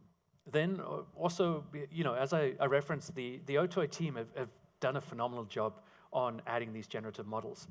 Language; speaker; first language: English; native; English